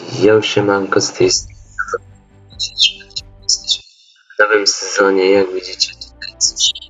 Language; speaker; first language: Polish; native; Polish